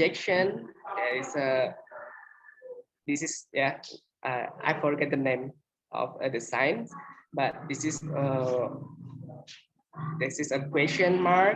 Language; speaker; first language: English; non-native, learner; Indonesian